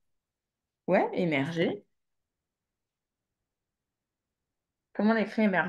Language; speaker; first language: French; native; French